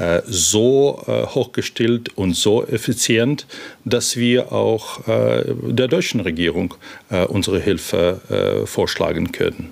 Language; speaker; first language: German; non-native, fluent; Ukrainian